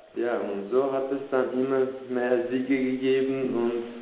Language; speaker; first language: German; early bilingual, other home language; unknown